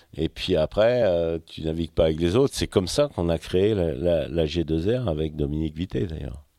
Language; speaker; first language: French; native; French